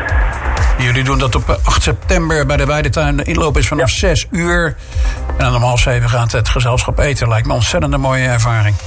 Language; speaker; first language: Dutch; native; Dutch